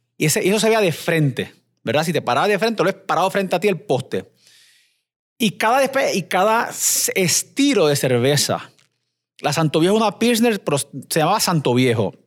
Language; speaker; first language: Spanish; native; Spanish